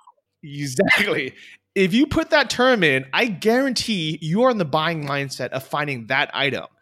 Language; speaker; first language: English; native; English